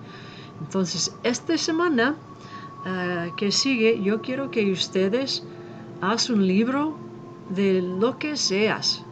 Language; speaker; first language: Spanish; non-native, fluent; English